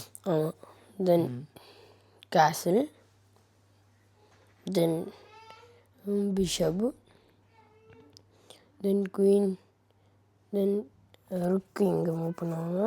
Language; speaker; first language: Tamil; early bilingual, heritage; Tamil